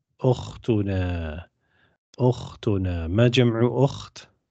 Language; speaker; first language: Arabic; non-native, fluent; English